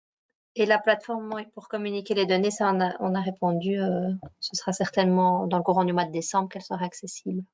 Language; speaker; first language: French; native; French